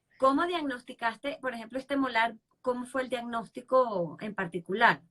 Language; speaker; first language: Spanish; native; Spanish